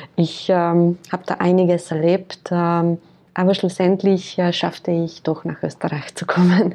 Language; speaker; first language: German; non-native, fluent; Hungarian